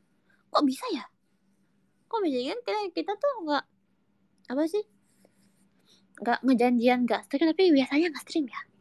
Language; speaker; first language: Japanese; non-native, learner; Indonesian